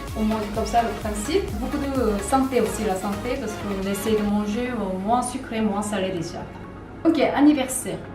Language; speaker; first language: French; non-native, learner; Korean